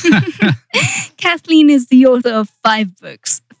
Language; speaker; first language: English; native; English